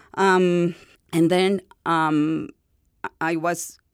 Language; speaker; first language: English; non-native, fluent; Spanish